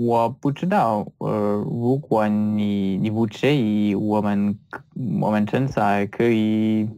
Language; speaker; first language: Chinese; non-native, learner; French